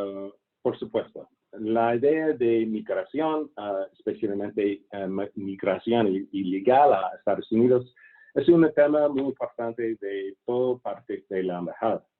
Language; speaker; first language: Spanish; non-native, fluent; English